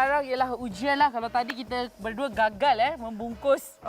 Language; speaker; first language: Malay; native; Malay